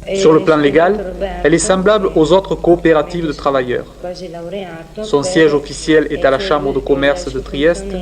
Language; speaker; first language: French; native; French